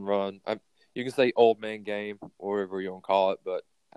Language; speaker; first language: English; native; English